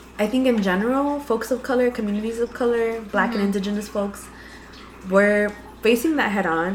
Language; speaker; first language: English; early bilingual, other home language; Spanish